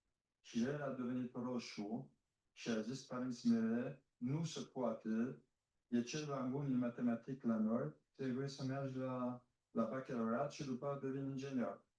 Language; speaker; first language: Romanian; early bilingual, other home language; French